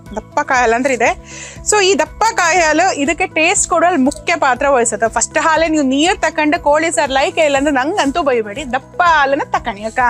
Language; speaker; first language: Kannada; native; Kannada